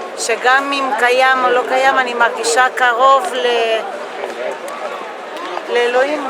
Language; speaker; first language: Hebrew; early bilingual, heritage; Hebrew